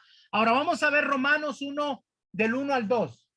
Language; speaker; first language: Spanish; native; Spanish